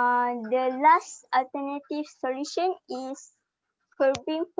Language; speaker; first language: English; non-native, learner; Indonesian